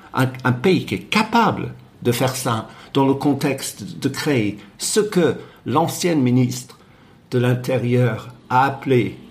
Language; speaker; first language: French; non-native, fluent; English